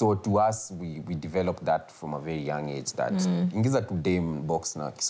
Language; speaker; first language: English; non-native, local second language; Swahili